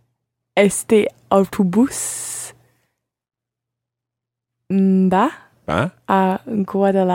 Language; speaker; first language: Spanish; non-native, learner; English